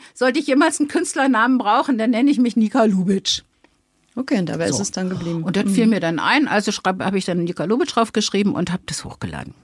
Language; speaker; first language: German; native; German